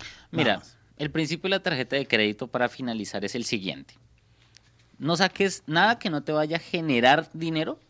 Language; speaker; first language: Spanish; native; Spanish